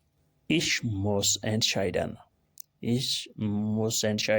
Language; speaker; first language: German; non-native, fluent; Urdu